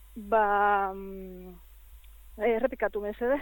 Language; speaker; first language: Basque; non-native, learner; Spanish